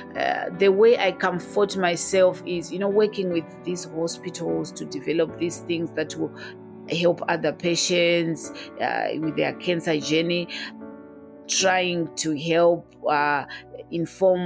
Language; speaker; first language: English; non-native, local second language; Shona